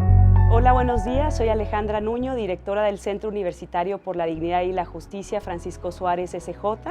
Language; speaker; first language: Spanish; native; Spanish